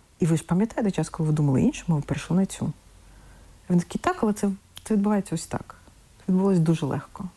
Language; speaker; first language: Ukrainian; non-native, local second language; Russian